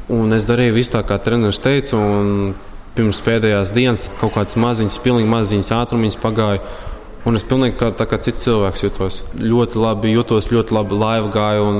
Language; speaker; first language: Latvian; native; Latvian